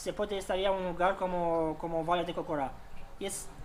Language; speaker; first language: Spanish; non-native, learner; Romanian